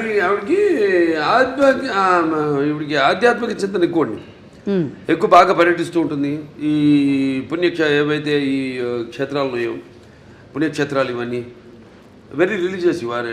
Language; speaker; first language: Telugu; native; Telugu